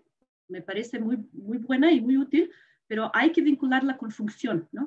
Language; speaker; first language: Spanish; non-native, fluent; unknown